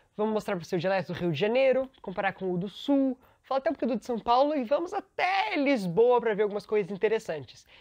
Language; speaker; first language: Portuguese; native; Portuguese